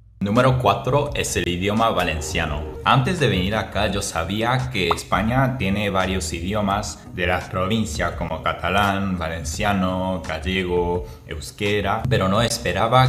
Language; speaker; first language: Spanish; non-native, fluent; Japanese